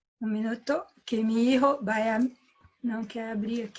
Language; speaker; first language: Spanish; non-native, learner; Portuguese